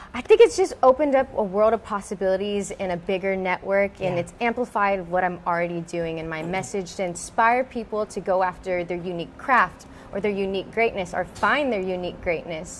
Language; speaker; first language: English; native; English